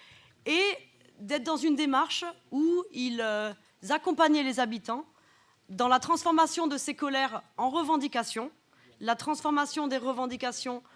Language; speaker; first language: French; native; French